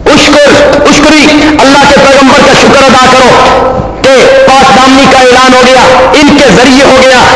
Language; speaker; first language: Urdu; non-native, local second language; Punjabi